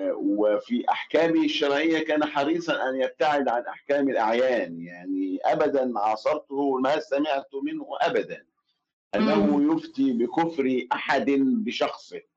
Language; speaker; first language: Arabic; native; Arabic